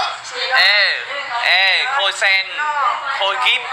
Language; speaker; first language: Vietnamese; native; Vietnamese